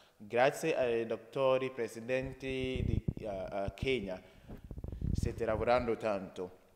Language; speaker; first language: Italian; non-native, learner; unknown